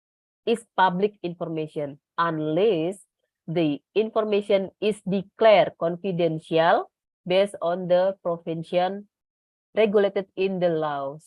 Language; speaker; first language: English; non-native, learner; Indonesian